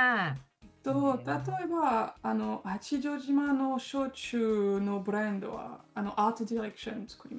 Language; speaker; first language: Japanese; non-native, learner; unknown